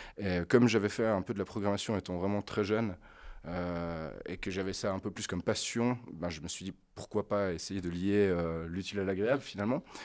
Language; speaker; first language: French; native; French